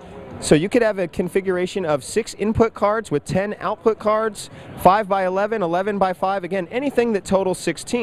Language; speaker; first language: English; native; English